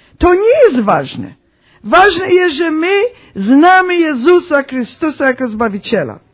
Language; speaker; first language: Polish; early bilingual, heritage; Polish